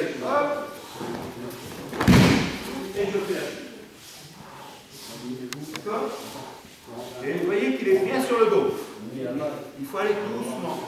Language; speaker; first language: French; native; French